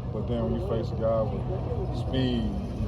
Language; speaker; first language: English; native; English